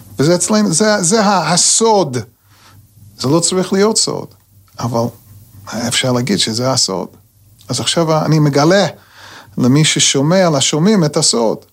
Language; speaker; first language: Hebrew; non-native, fluent; English